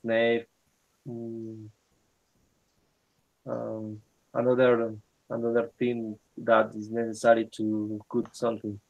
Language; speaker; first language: English; non-native, learner; Spanish